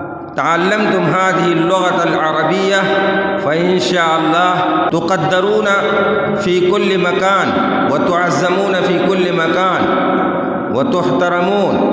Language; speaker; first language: Arabic; non-native, fluent; Urdu